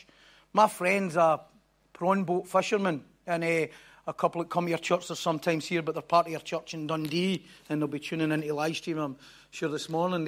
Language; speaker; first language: English; native; English